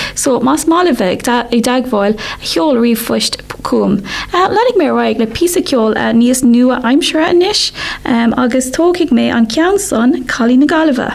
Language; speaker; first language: Irish; non-native, local second language; English